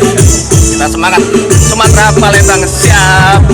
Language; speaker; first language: Indonesian; native; Indonesian